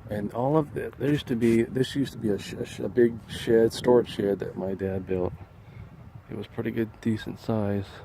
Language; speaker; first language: English; native; English